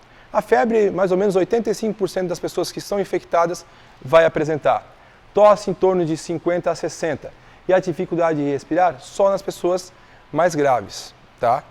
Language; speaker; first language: Portuguese; native; Portuguese